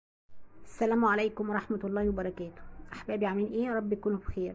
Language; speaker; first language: Arabic; native; Arabic